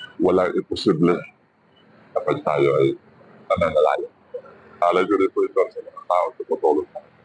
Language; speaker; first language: Filipino; native; Filipino